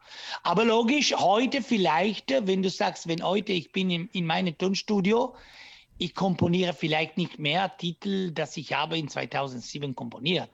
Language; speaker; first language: German; non-native, learner; Italian